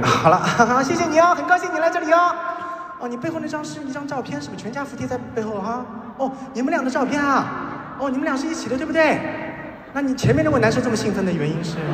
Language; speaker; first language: Chinese; native; Chinese